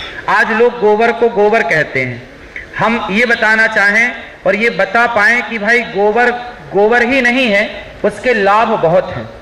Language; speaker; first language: Hindi; native; Hindi